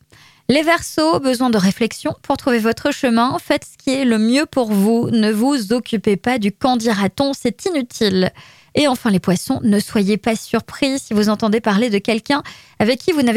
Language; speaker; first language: French; native; French